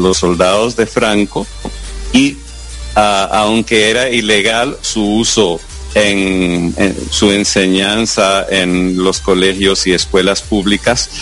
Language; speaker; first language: Spanish; non-native, fluent; English